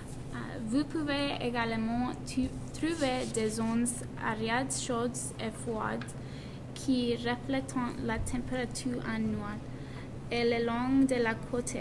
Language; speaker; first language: French; non-native, learner; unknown